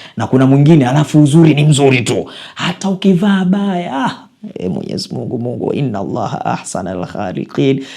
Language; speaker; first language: Swahili; native; Swahili